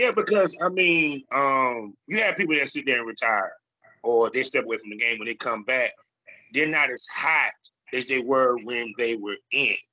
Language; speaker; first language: English; native; English